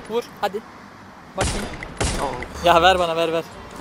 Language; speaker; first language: Turkish; native; Turkish